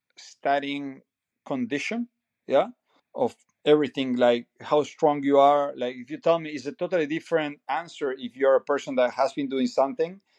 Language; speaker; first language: English; non-native, fluent; Spanish